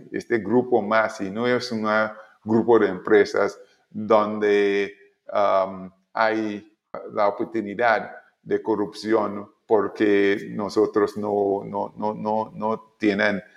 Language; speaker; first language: Spanish; non-native, learner; English